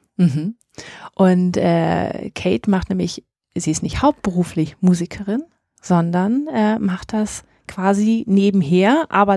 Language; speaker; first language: German; native; German